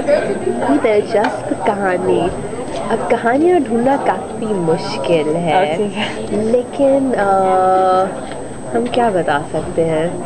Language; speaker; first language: Hindi; native; Hindi